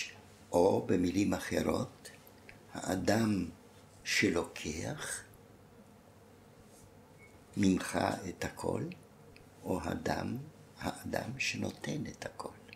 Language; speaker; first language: Hebrew; non-native, fluent; German